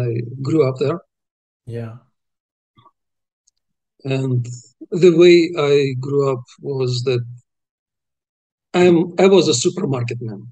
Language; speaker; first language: English; non-native, fluent; Russian